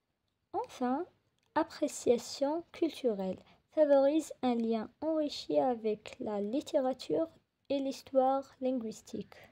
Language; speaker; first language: French; non-native, local second language; Arabic